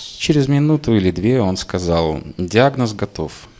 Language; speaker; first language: Russian; native; Russian